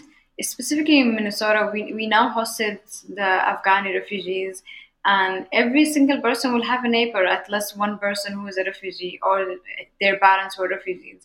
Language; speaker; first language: English; non-native, fluent; Arabic